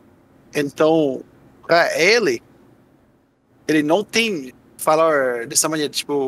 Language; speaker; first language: Portuguese; non-native, fluent; French